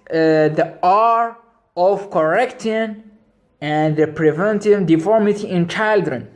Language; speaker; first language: English; non-native, local second language; Arabic